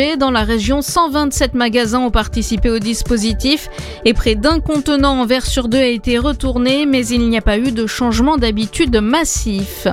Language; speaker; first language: French; native; French